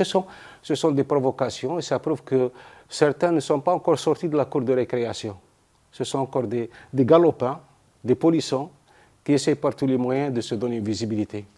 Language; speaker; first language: French; non-native, local second language; Arabic